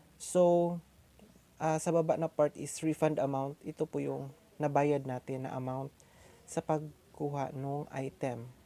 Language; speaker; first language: Filipino; non-native, local second language; Cebuano